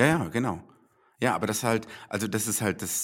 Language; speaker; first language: German; native; German